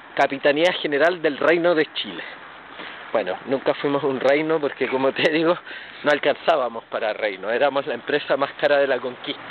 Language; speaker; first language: Spanish; native; Spanish